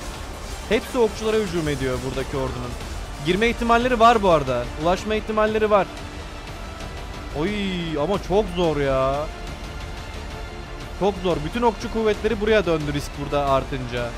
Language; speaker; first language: Turkish; native; Turkish